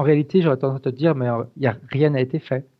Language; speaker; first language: French; native; French